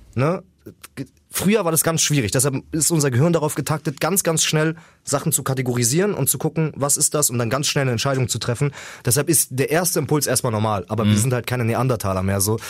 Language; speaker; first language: German; native; German